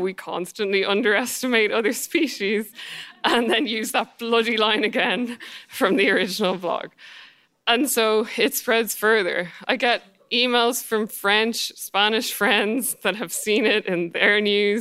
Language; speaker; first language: English; native; English